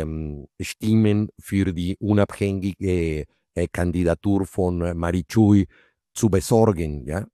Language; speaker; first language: German; non-native, fluent; Spanish